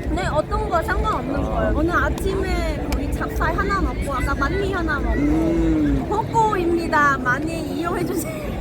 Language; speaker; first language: Korean; non-native, fluent; Vietnamese